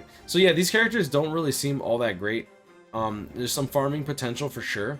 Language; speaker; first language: English; native; English